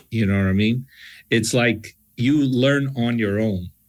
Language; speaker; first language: English; non-native, fluent; Portuguese